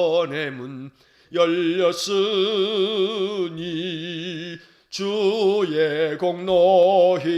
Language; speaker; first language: Korean; native; Korean